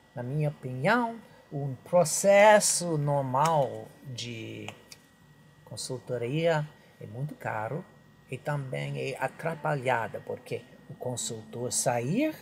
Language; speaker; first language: Portuguese; non-native, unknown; English